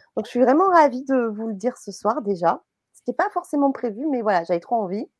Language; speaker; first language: French; native; French